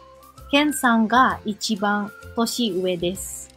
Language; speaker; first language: Japanese; non-native, fluent; Indonesian